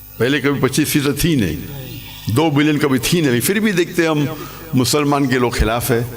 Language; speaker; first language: Urdu; non-native, local second language; English